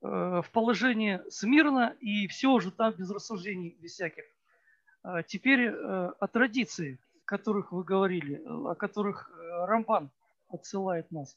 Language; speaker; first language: Russian; native; Russian